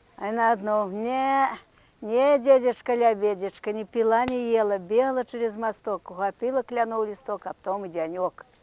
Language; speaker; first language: Ukrainian; native; Ukrainian